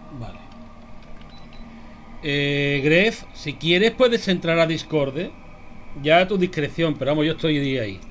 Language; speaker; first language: Spanish; native; Spanish